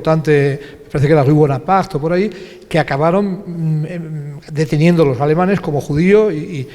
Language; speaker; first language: Spanish; native; Spanish